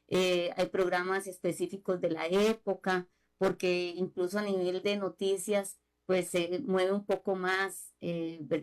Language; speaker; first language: Spanish; native; Spanish